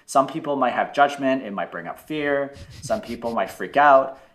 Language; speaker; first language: English; native; English